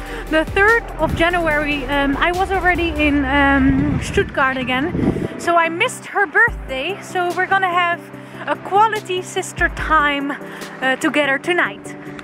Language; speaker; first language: English; non-native, fluent; Dutch